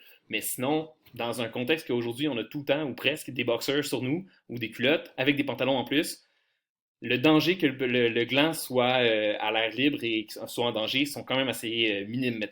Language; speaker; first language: French; native; French